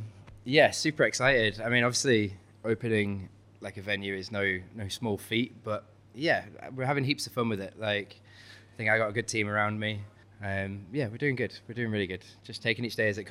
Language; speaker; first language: English; native; English